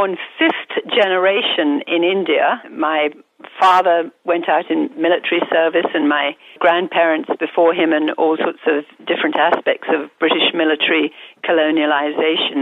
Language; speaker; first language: English; native; English